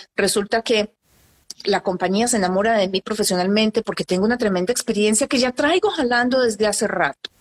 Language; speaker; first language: Spanish; native; Spanish